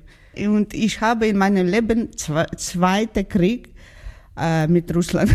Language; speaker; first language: German; non-native, learner; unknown